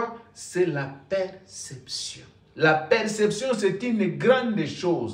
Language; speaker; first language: French; non-native, local second language; Lingala